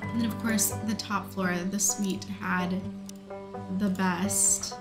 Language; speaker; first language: English; native; English